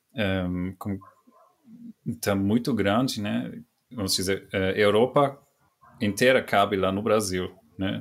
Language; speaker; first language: Portuguese; non-native, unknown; German